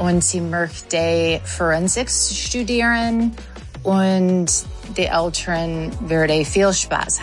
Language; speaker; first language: German; non-native, learner; English